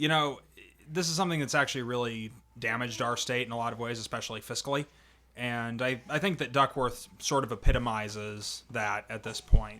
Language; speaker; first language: English; native; English